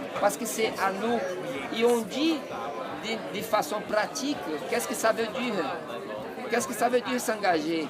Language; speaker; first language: French; non-native, fluent; Portuguese